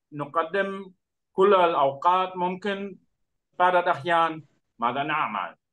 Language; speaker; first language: Arabic; non-native, learner; German